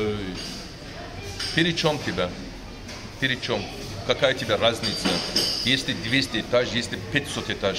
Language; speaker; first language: Russian; non-native, learner; Turkish